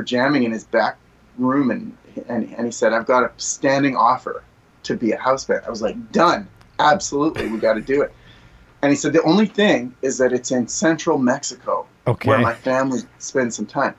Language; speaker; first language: English; native; English